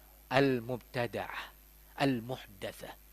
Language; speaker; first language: Arabic; non-native, fluent; Indonesian